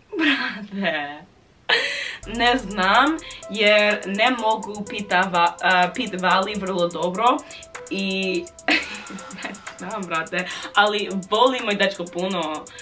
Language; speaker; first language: Bosnian; non-native, learner; English